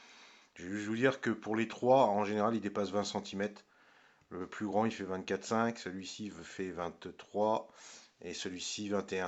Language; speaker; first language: French; native; French